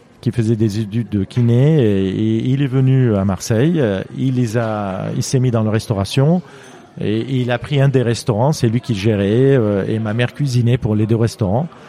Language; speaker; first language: French; non-native, fluent; Armenian